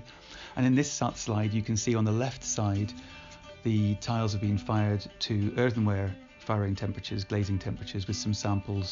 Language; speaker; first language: English; native; English